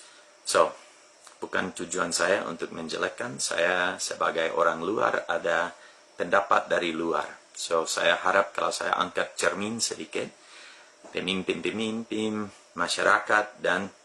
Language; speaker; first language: Indonesian; non-native, fluent; English